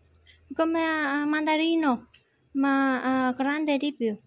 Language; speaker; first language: Italian; non-native, learner; Vietnamese